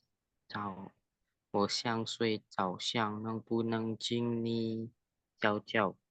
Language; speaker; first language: Chinese; non-native, learner; Indonesian